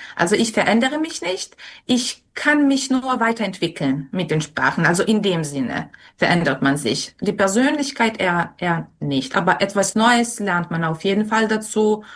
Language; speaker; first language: German; non-native, fluent; Serbian